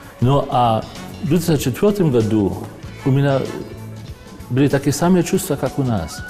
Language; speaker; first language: Russian; non-native, fluent; German